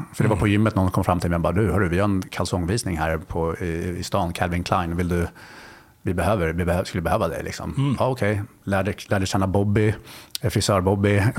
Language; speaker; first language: Swedish; native; Swedish